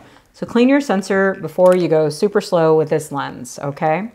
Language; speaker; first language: English; native; English